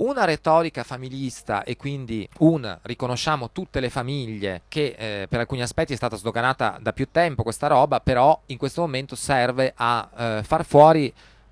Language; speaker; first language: Italian; native; Italian